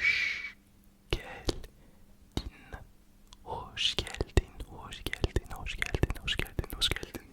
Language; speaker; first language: Turkish; early bilingual, heritage; Turkish